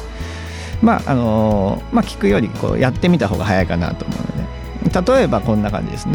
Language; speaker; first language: Japanese; native; Japanese